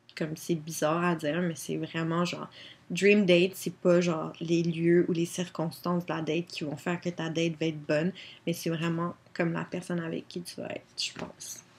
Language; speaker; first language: French; native; French